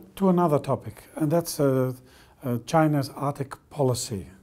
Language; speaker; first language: English; non-native, fluent; Icelandic